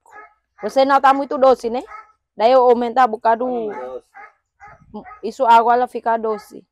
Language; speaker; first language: Portuguese; non-native, learner; Vietnamese